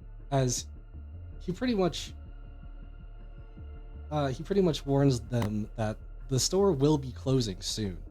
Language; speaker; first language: English; native; English